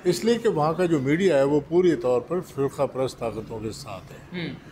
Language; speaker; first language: Urdu; native; Urdu